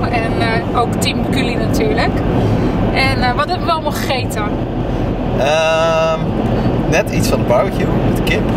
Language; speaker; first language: Dutch; native; Dutch